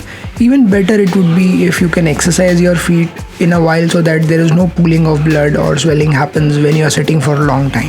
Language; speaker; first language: English; non-native, local second language; Hindi